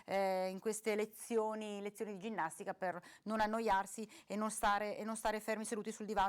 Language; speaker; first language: Italian; native; Italian